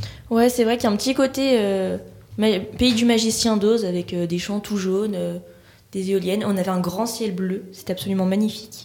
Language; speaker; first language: French; native; French